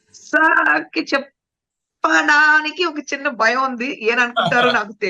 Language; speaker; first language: Telugu; non-native, fluent; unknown